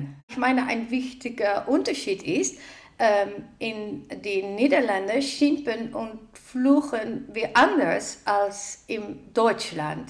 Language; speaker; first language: German; non-native, fluent; Dutch